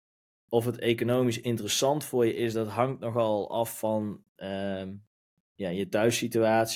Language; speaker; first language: Dutch; native; Dutch